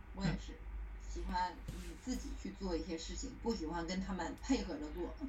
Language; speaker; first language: Chinese; non-native, learner; Japanese